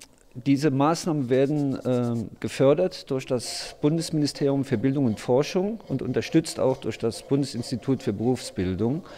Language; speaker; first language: German; native; German